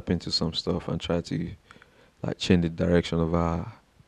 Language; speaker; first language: English; non-native, local second language; Yoruba